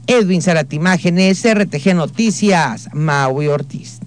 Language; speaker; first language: Spanish; native; Spanish